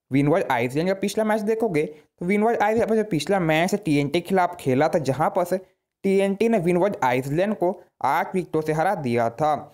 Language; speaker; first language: Hindi; native; Hindi